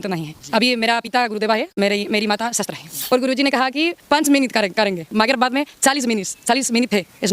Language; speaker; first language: Hindi; non-native, learner; Spanish